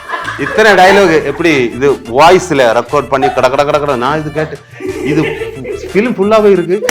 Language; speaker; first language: Tamil; non-native, learner; Malayalam